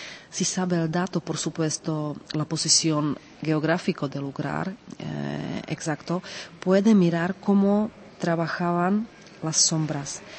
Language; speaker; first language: Spanish; non-native, fluent; Czech